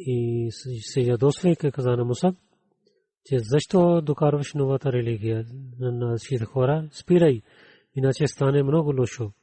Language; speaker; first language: Bulgarian; non-native, learner; Urdu